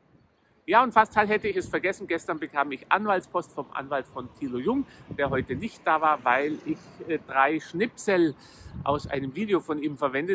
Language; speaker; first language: German; native; German